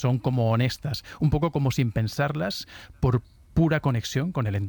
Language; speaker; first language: Spanish; native; Spanish